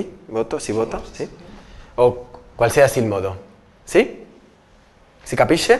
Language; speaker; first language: Italian; non-native, learner; Spanish